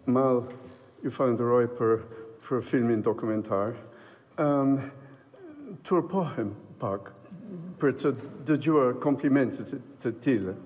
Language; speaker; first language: Albanian; non-native, fluent; English